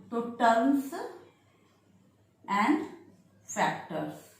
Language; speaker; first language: Hindi; native; Hindi